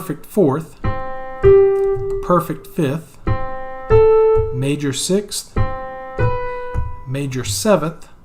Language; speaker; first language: English; native; English